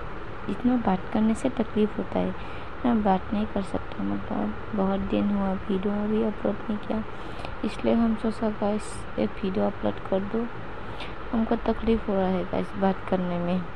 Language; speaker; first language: Hindi; non-native, local second language; Assamese